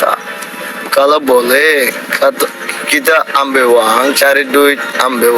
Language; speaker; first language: Indonesian; non-native, learner; Rohingya